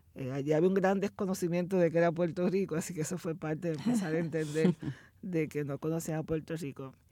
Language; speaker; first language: Spanish; native; Spanish